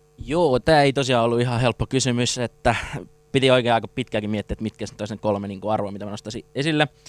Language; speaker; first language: Finnish; native; Finnish